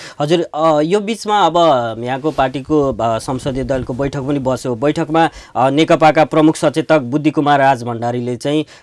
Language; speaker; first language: Nepali; native; Nepali